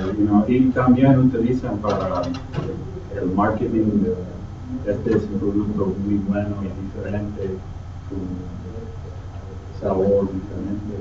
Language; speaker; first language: Spanish; non-native, fluent; English